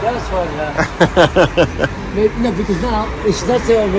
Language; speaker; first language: English; non-native, learner; Arabic